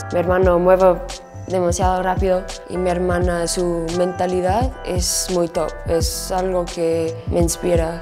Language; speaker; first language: Spanish; early bilingual, heritage; English